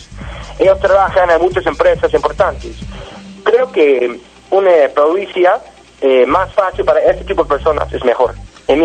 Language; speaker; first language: Spanish; non-native, learner; English